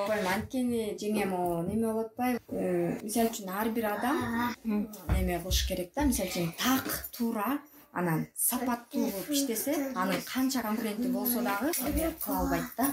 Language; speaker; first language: Kyrgyz; native; Kyrgyz